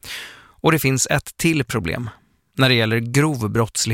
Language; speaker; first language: Swedish; native; Swedish